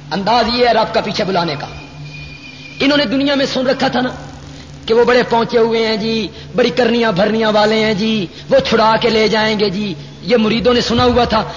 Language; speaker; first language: Urdu; non-native, local second language; Punjabi